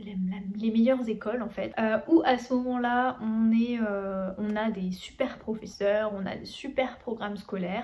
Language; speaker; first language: French; native; French